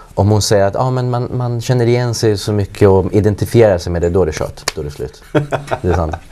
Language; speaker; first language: Swedish; early bilingual, other home language; Persian